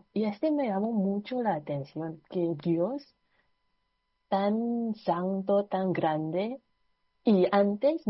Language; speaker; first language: Spanish; non-native, fluent; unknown